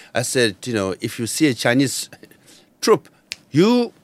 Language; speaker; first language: English; non-native, local second language; Nepali